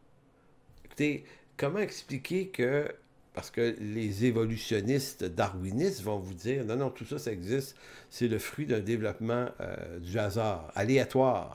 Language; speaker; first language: French; native; French